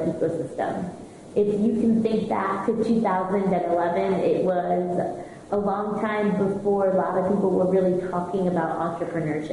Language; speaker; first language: English; native; English